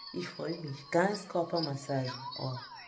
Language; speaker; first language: German; non-native, learner; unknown